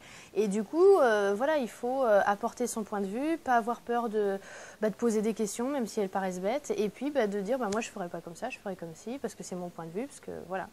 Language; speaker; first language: French; native; French